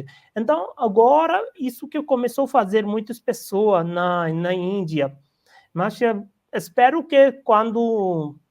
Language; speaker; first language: Portuguese; non-native, learner; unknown